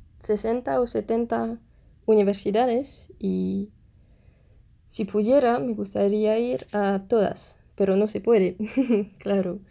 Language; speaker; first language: Spanish; non-native, fluent; French